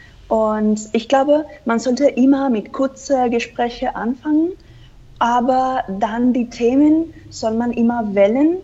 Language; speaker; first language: German; non-native, fluent; Spanish